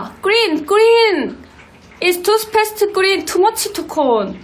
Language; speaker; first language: English; non-native, learner; Korean